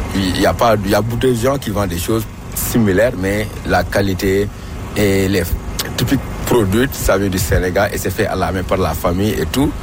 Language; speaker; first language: French; non-native, local second language; Wolof